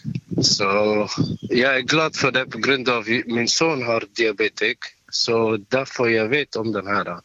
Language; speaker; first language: Swedish; non-native, learner; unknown